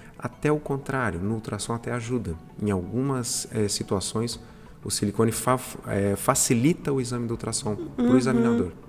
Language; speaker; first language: Portuguese; native; Portuguese